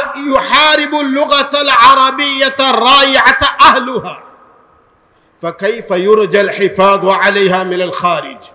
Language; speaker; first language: Arabic; non-native, fluent; Urdu